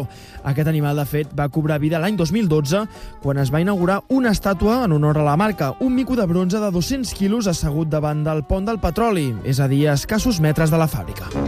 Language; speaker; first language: Catalan; native; Catalan